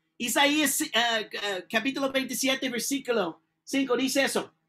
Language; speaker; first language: Spanish; non-native, learner; English